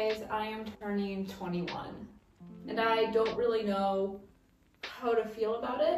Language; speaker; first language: English; native; English